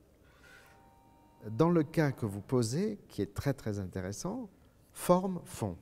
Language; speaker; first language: French; native; French